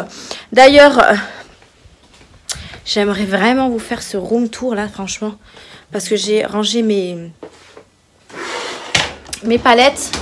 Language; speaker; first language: French; native; French